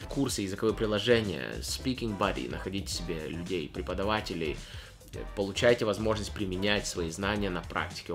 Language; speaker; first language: Russian; early bilingual, heritage; Russian